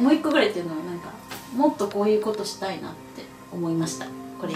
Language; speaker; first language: Japanese; native; Japanese